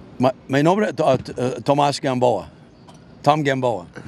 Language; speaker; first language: Spanish; non-native, learner; English